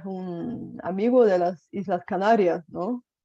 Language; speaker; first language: Spanish; non-native, fluent; Bulgarian